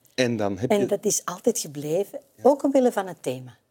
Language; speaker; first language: Dutch; native; Dutch